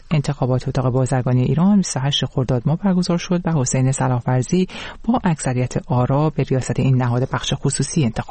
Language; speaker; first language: Persian; native; Persian